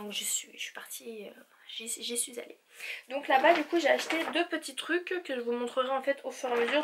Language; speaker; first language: French; native; French